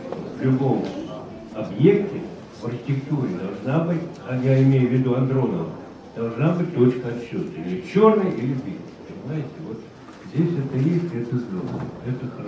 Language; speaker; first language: Russian; native; Russian